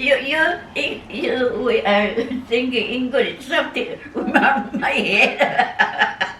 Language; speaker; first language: English; non-native, learner; Japanese